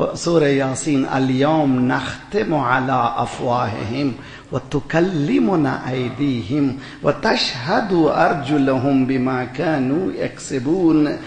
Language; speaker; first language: Urdu; native; Urdu